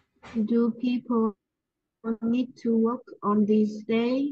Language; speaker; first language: English; non-native, learner; Vietnamese